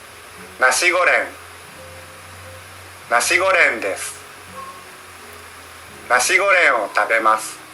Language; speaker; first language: Japanese; non-native, learner; Indonesian